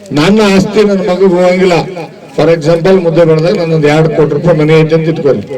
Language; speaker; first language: Kannada; native; Kannada